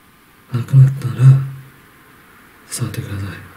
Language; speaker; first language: Japanese; non-native, learner; Chinese